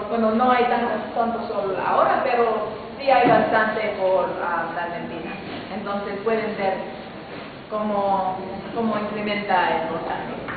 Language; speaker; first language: Spanish; non-native, fluent; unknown